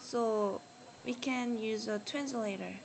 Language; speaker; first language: English; non-native, learner; Korean